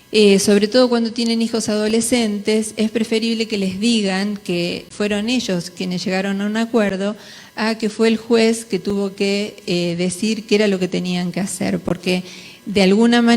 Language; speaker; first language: Spanish; native; Spanish